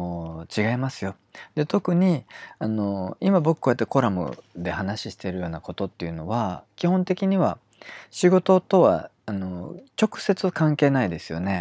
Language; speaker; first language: Japanese; native; Japanese